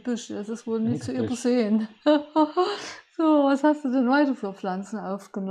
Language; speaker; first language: German; native; German